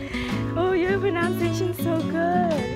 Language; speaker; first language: English; non-native, fluent; Vietnamese